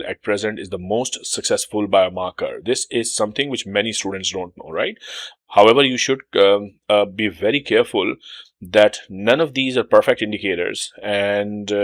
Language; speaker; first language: English; non-native, local second language; Urdu